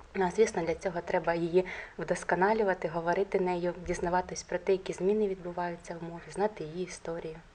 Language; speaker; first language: Ukrainian; native; Ukrainian